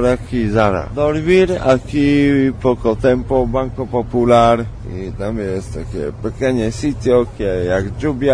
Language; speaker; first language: Spanish; non-native, learner; Polish